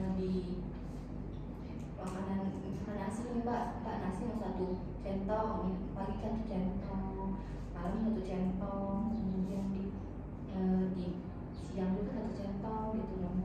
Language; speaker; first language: Indonesian; native; Indonesian